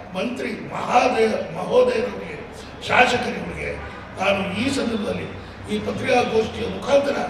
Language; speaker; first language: Kannada; non-native, local second language; Lambadi